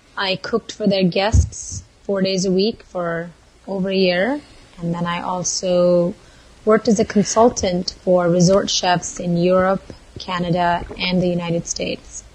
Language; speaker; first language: English; non-native, local second language; Kannada